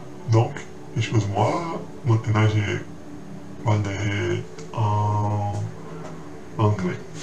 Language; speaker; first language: French; non-native, learner; Portuguese